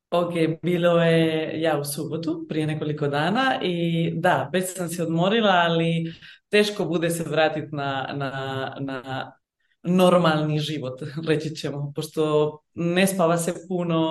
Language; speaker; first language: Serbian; early bilingual, heritage; Bosnian